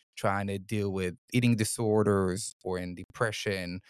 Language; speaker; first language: English; non-native, fluent; Hebrew